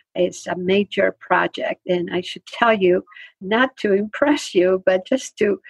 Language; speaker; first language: English; non-native, fluent; Spanish